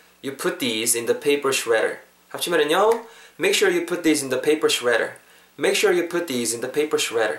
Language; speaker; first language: English; non-native, fluent; Korean